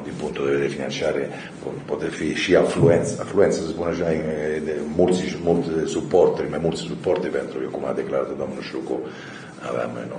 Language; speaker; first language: Romanian; non-native, fluent; Italian